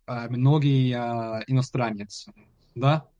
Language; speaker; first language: Russian; non-native, learner; English